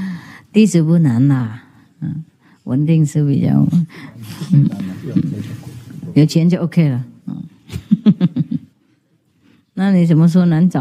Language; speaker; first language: Chinese; non-native, fluent; Vietnamese